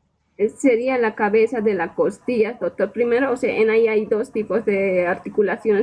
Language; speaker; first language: Spanish; native; Spanish